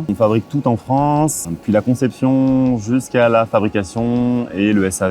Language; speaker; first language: French; native; French